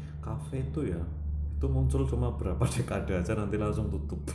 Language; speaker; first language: Indonesian; non-native, local second language; Javanese